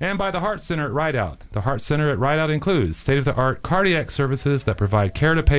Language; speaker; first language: English; native; English